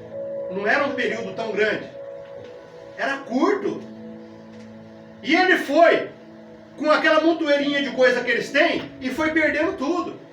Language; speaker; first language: Portuguese; native; Portuguese